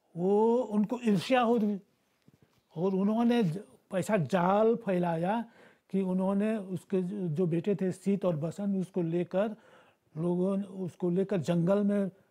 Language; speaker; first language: Hindi; early bilingual, heritage; Bhojpuri